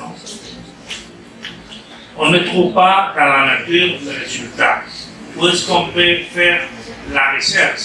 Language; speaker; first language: French; non-native, fluent; Spanish